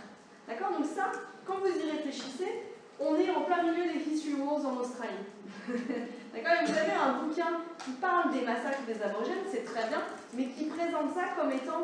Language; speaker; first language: French; native; French